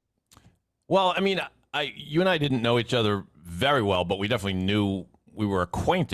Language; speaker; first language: English; native; English